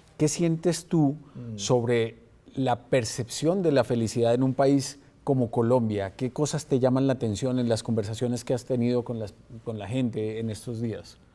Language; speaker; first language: Spanish; native; Spanish